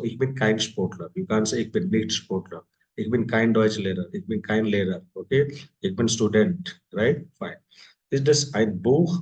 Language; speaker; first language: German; non-native, fluent; Hindi